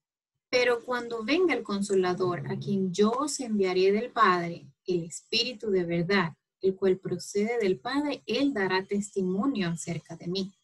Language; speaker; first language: Spanish; native; Spanish